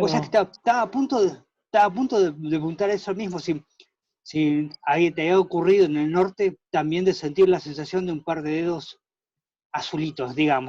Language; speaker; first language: Spanish; native; Spanish